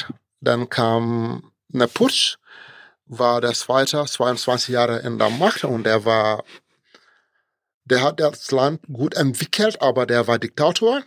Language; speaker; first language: German; non-native, fluent; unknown